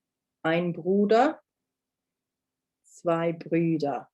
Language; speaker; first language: German; non-native, fluent; English